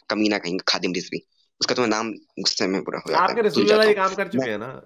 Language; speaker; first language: Hindi; native; Hindi